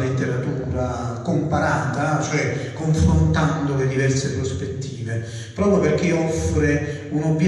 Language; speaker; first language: Italian; native; Italian